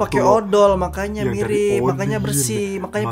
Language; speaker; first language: Indonesian; native; Indonesian